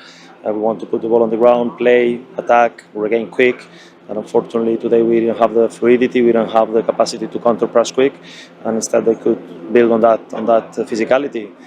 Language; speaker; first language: English; non-native, fluent; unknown